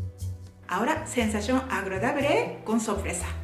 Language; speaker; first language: Spanish; non-native, fluent; Japanese